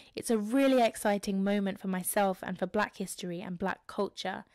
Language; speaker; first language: English; native; English